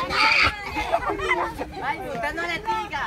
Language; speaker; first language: Spanish; native; Spanish